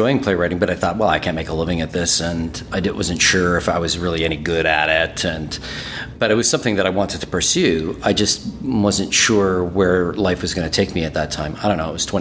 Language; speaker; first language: English; early bilingual, other home language; German